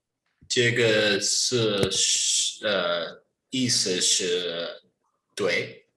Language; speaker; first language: Chinese; non-native, learner; English